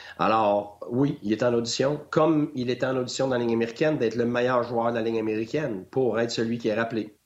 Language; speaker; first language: French; native; French